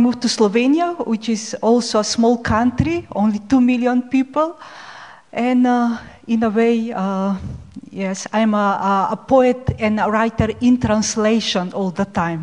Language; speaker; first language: English; non-native, fluent; Macedonian